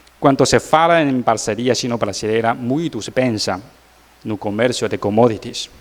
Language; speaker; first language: Portuguese; non-native, learner; Chinese